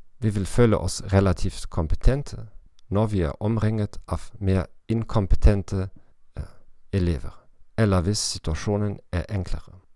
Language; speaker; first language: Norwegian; non-native, learner; German